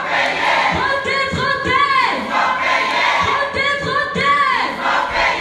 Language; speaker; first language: French; native; French